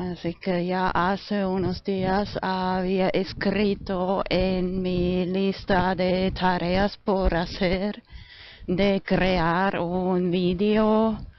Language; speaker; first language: Spanish; non-native, fluent; German